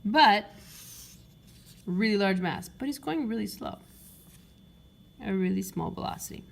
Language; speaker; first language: English; native; English